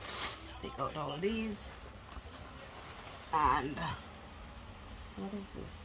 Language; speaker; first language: English; native; English